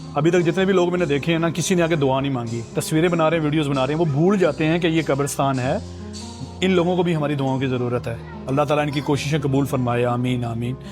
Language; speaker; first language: Urdu; native; Urdu